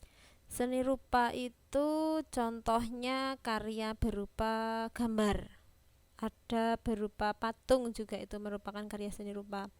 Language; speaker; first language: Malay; non-native, local second language; Javanese